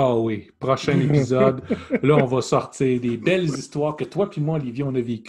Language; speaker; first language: French; native; French